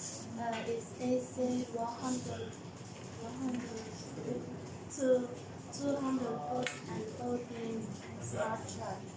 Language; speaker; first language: English; non-native, learner; Chinese